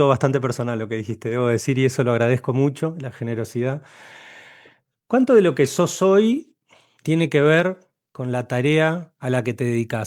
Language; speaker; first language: Spanish; native; Spanish